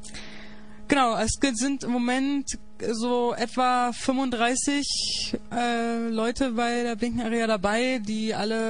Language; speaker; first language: German; native; German